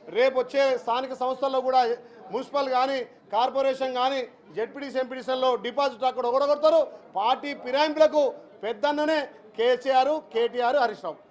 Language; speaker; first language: Telugu; native; Telugu